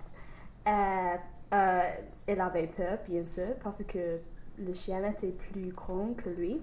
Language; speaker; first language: French; non-native, learner; English